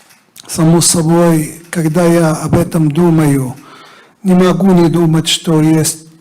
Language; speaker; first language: Russian; non-native, fluent; Arabic